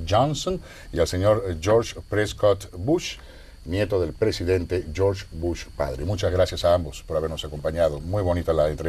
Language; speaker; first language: Spanish; native; Spanish